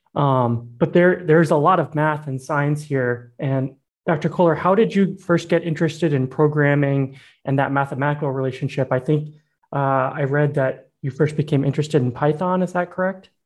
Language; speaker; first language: English; early bilingual, other home language; Burmese